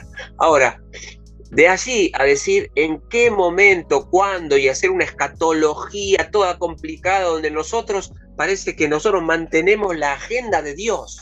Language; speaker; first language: Spanish; native; Spanish